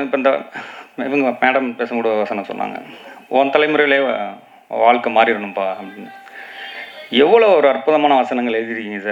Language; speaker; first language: Tamil; native; Tamil